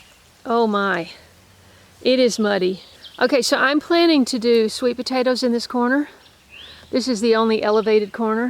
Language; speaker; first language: English; native; English